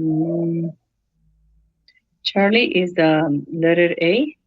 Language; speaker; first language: English; non-native, learner; Spanish